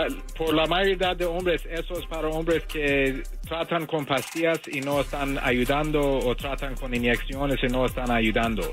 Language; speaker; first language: Spanish; early bilingual, heritage; English